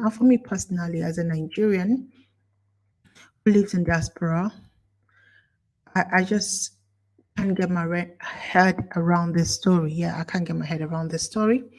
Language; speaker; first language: English; non-native, local second language; Igbo